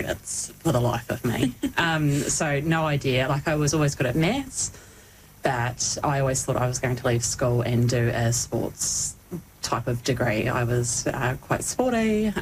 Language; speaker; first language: English; native; English